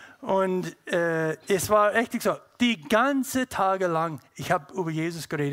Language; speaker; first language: German; non-native, learner; English